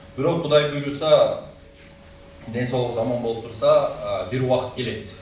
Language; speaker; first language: Kyrgyz; native; Kyrgyz